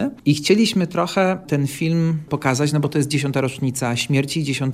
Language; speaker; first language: Polish; native; Polish